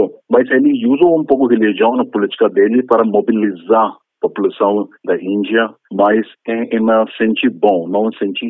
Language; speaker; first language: Portuguese; non-native, fluent; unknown